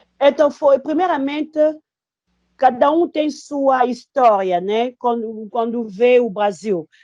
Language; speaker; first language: Portuguese; non-native, fluent; Lingala